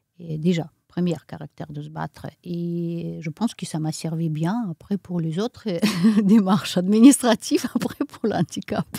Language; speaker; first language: French; non-native, fluent; Romanian